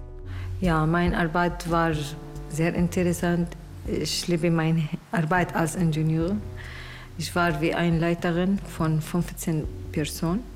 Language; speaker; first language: German; non-native, learner; Arabic